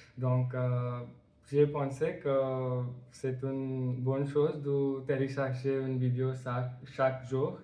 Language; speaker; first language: French; non-native, learner; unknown